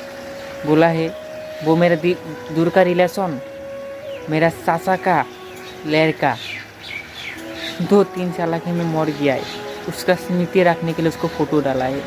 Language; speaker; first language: Hindi; non-native, local second language; Assamese